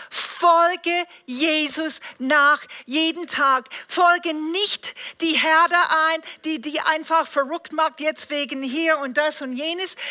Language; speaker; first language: German; non-native, fluent; English